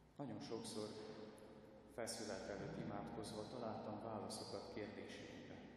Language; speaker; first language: Hungarian; non-native, fluent; Ukrainian